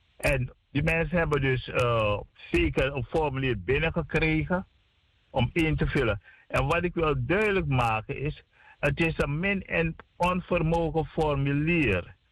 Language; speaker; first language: Dutch; native; Dutch